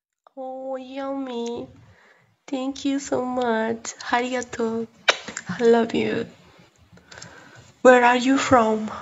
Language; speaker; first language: English; non-native, learner; Italian